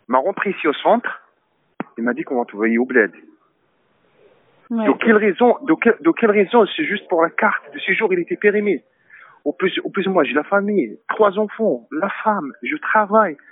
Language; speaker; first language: French; non-native, learner; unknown